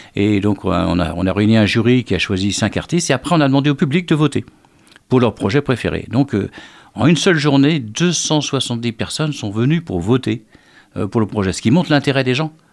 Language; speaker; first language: French; native; French